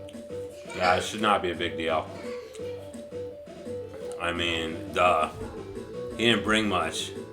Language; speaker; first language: English; native; English